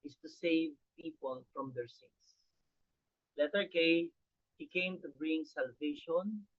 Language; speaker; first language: English; non-native, local second language; Filipino